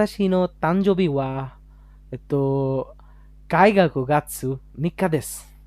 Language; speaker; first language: Japanese; non-native, learner; Bangla